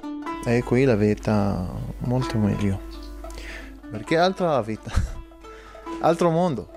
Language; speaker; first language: Italian; non-native, learner; Arabic